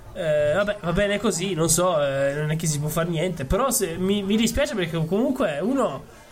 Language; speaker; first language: Italian; native; Italian